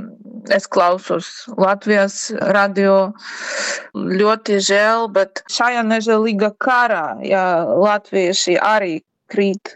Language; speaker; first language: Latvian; non-native, learner; Ukrainian